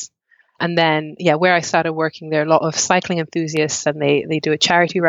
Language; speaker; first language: English; non-native, local second language; Nyanja